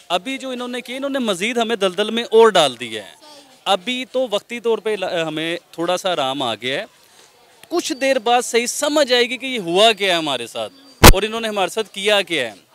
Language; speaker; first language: Urdu; non-native, local second language; Punjabi